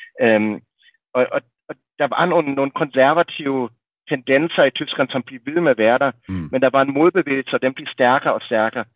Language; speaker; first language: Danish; native; Danish